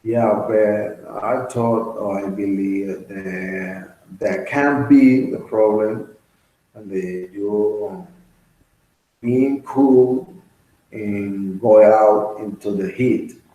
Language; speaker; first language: English; non-native, learner; Spanish